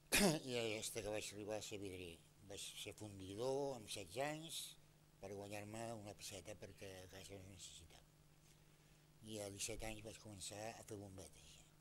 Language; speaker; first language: Catalan; non-native, local second language; Spanish